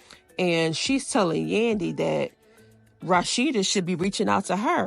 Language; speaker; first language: English; native; English